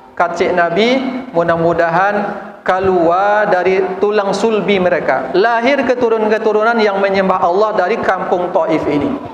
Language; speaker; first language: Malay; non-native, local second language; Minangkabau